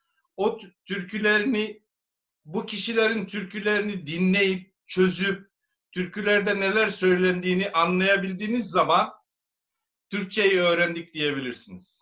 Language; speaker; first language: Turkish; native; Turkish